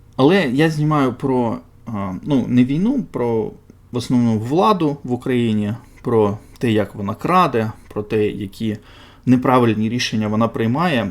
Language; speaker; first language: Ukrainian; non-native, local second language; Russian